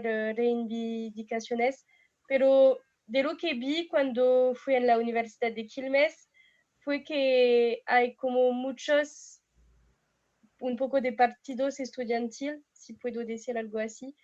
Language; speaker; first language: Spanish; non-native, fluent; French